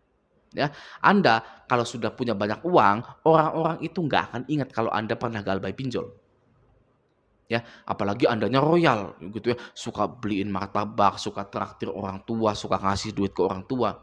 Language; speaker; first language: Indonesian; native; Indonesian